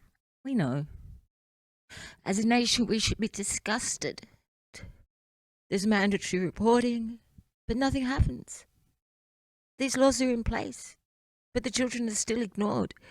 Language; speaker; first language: English; native; English